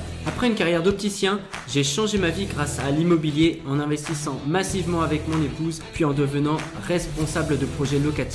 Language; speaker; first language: French; native; French